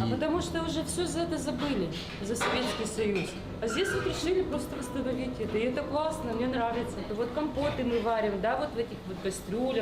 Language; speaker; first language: Russian; native; Russian